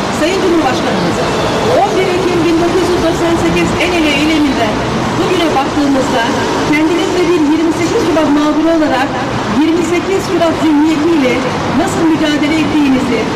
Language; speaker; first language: Turkish; native; Turkish